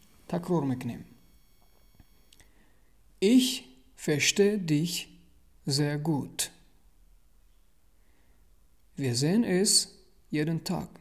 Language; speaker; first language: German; non-native, learner; Tajik